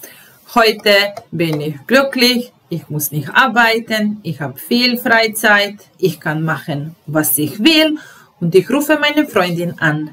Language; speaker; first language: German; non-native, fluent; Serbian